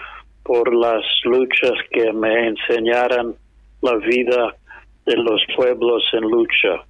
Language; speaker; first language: Spanish; non-native, fluent; English